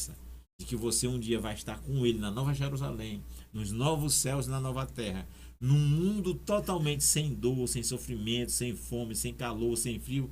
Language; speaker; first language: Portuguese; native; Portuguese